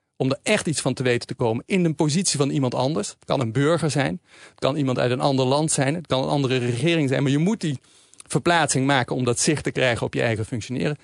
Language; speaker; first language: Dutch; native; Dutch